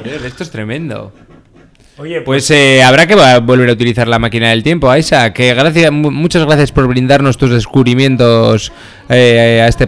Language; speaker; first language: Spanish; native; Spanish